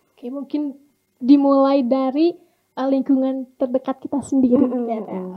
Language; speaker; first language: Indonesian; native; Indonesian